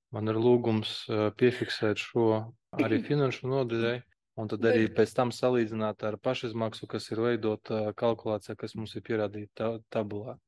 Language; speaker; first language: Latvian; non-native, local second language; Russian